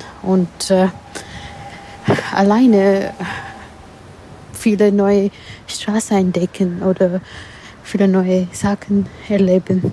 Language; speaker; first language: German; non-native, learner; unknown